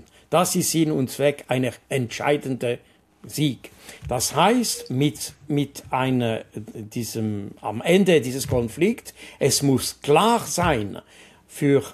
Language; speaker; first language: German; non-native, local second language; French